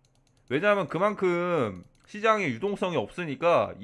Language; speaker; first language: Korean; native; Korean